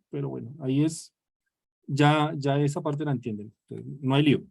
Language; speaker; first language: Spanish; native; Spanish